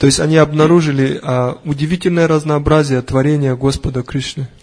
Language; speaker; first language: Russian; native; Russian